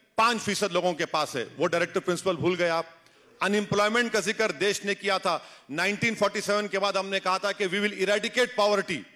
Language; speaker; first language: Hindi; non-native, local second language; Urdu